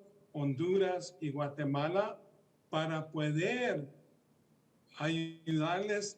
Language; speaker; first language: Spanish; early bilingual, heritage; Spanish